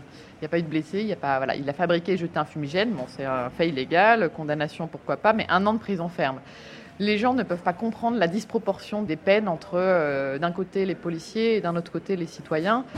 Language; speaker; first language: French; native; French